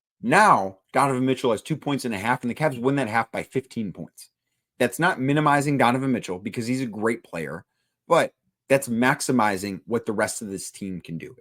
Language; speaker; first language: English; native; English